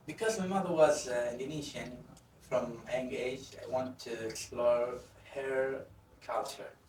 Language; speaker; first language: English; non-native, fluent; Arabic